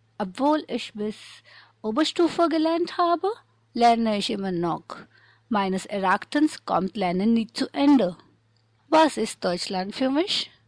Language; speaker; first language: German; non-native, learner; Hindi